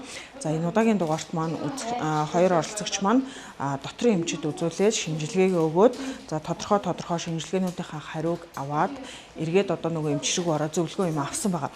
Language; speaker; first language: Mongolian; native; Mongolian